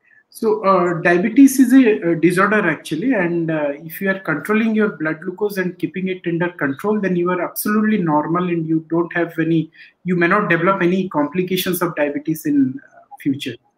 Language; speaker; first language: English; non-native, local second language; Odia